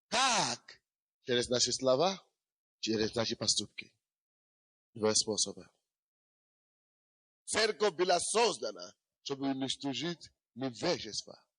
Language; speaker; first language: Russian; non-native, fluent; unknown